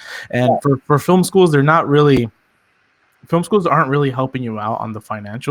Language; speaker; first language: English; native; English